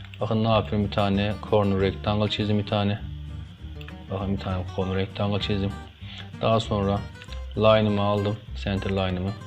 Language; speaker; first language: Turkish; native; Turkish